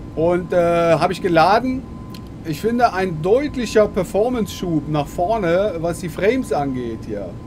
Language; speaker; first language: English; non-native, learner; German